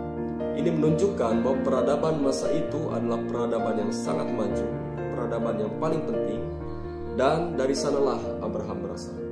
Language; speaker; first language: Indonesian; native; Indonesian